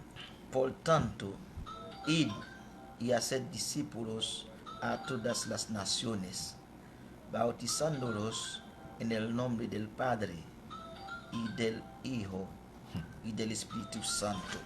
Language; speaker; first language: Spanish; non-native, fluent; Haitian Creole